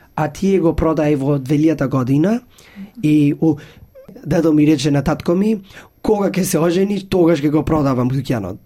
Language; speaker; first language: Macedonian; early bilingual, heritage; Macedonian